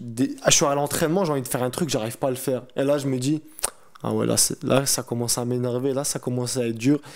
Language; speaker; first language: French; early bilingual, other home language; Chechen